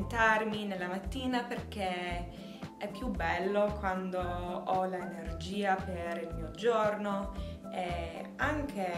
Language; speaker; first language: Italian; non-native, learner; English